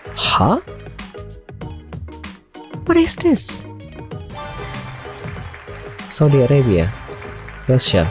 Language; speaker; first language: English; non-native, learner; Indonesian